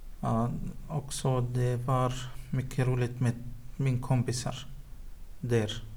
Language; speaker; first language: Swedish; non-native, learner; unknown